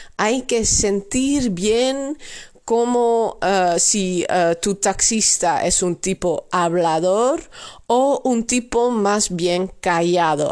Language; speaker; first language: Spanish; non-native, fluent; Dutch